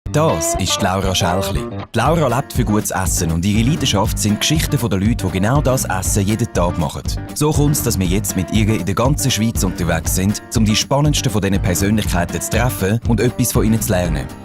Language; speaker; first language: German; native; German